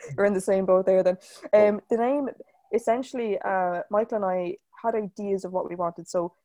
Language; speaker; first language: English; native; English